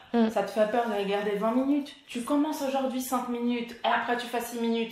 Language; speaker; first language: French; non-native, fluent; Portuguese